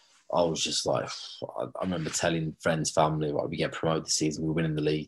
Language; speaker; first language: English; native; English